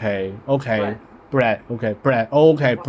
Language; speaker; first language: English; non-native, learner; Cantonese